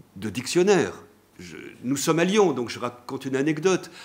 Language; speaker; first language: French; native; French